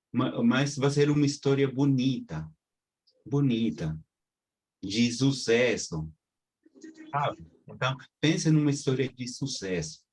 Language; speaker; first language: Portuguese; non-native, fluent; Spanish